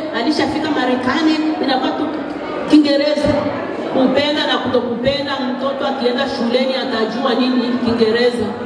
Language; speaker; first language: Swahili; non-native, local second language; Bembe